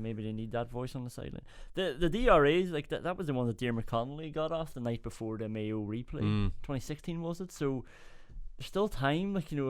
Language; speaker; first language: English; native; English